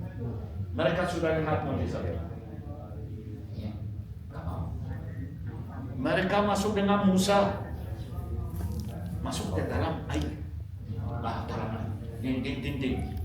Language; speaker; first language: Indonesian; non-native, fluent; Arabic